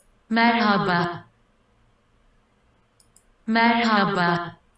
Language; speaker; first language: Turkish; non-native, learner; French